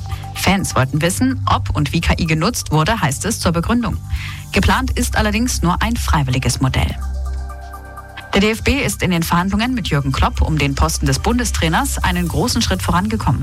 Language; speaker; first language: German; native; German